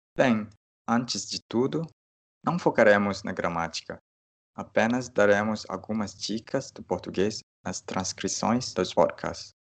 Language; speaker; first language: Portuguese; non-native, fluent; Malay